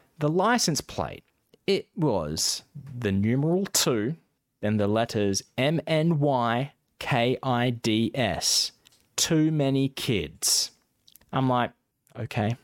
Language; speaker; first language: English; native; English